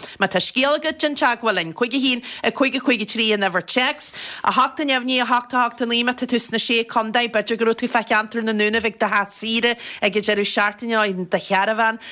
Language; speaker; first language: Irish; native; Irish